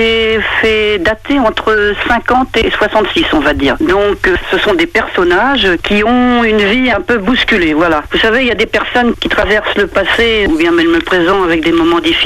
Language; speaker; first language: French; native; French